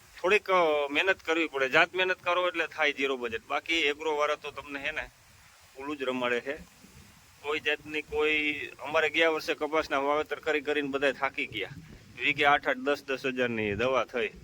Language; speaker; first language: Gujarati; native; Gujarati